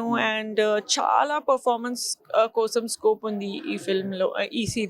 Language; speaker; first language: Telugu; non-native, local second language; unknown